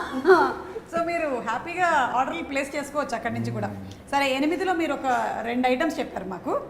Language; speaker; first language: Telugu; native; Telugu